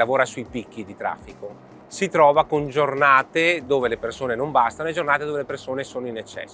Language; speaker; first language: Italian; native; Italian